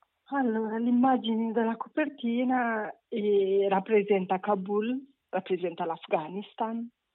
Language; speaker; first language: Italian; non-native, fluent; Persian